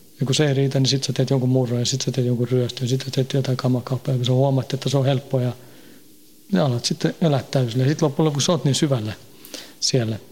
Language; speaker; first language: Finnish; early bilingual, heritage; Finnish